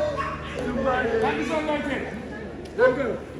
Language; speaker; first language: German; non-native, learner; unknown